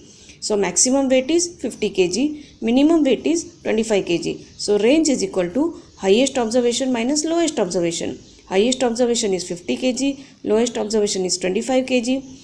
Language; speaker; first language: English; non-native, local second language; Gujarati